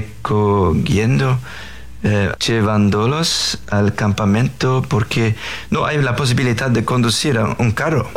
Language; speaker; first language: Spanish; non-native, fluent; Faroese